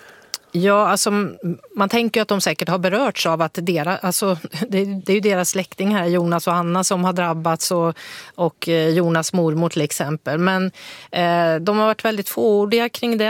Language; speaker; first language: Swedish; native; Swedish